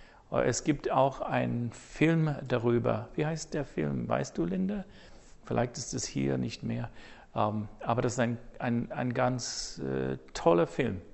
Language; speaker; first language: German; non-native, fluent; English